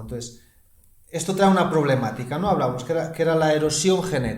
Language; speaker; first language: Spanish; native; Spanish